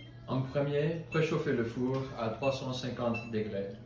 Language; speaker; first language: French; non-native, learner; English